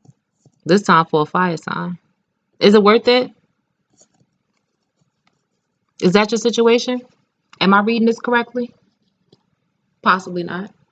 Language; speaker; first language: English; native; English